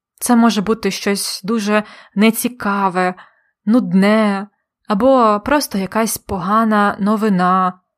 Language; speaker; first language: Ukrainian; native; Ukrainian